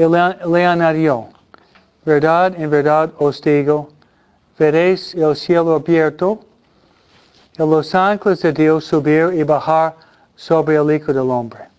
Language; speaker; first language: Spanish; non-native, fluent; English